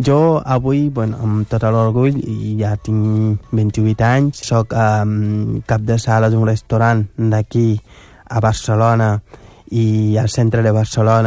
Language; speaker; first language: Catalan; non-native, local second language; Wolof